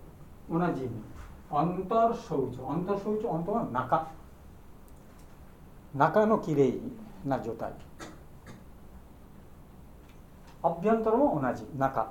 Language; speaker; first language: Japanese; non-native, learner; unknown